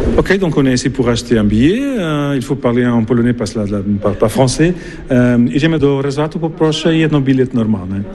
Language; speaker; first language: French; non-native, fluent; Portuguese